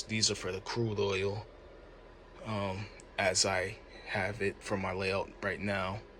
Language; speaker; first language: English; native; English